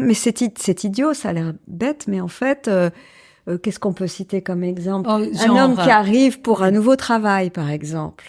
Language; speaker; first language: French; native; French